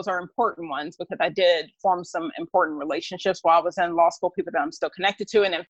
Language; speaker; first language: English; native; English